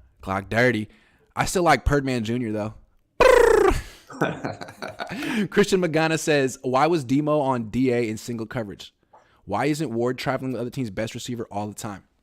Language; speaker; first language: English; native; English